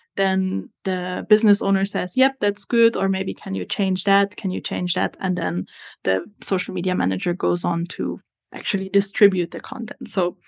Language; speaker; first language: English; non-native, fluent; Italian